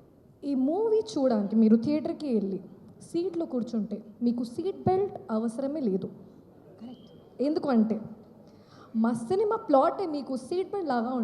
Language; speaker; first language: Telugu; non-native, local second language; Hindi